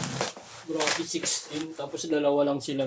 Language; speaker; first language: Filipino; native; Filipino